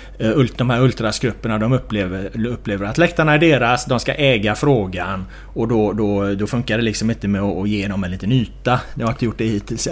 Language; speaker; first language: Swedish; native; Swedish